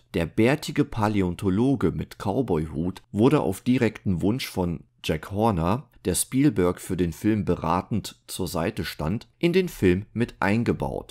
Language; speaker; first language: German; native; German